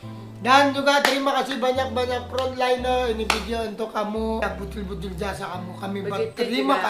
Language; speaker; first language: Indonesian; non-native, fluent; Filipino